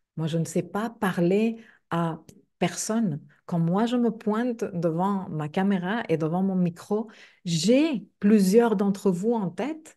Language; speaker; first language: French; non-native, fluent; Spanish